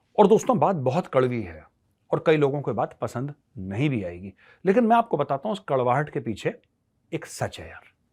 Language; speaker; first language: Hindi; native; Hindi